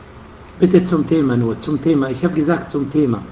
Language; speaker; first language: German; non-native, fluent; Arabic